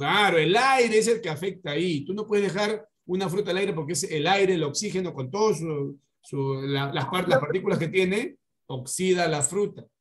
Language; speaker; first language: Spanish; native; Spanish